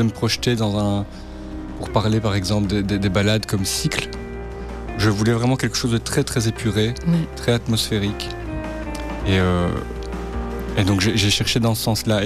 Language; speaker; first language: French; native; French